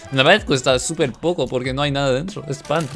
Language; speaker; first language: Spanish; non-native, fluent; French